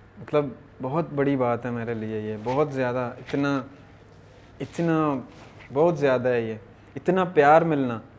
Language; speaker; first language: Urdu; non-native, local second language; Baluchi